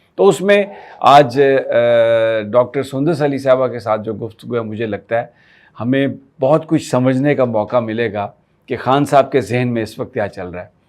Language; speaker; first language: Urdu; native; Urdu